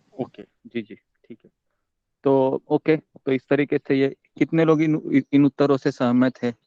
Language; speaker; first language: Hindi; non-native, local second language; Marathi